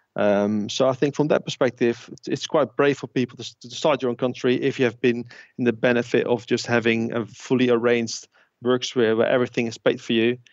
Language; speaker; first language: English; non-native, fluent; Dutch